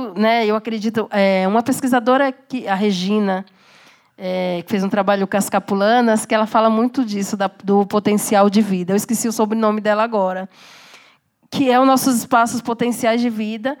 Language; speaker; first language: Portuguese; native; Portuguese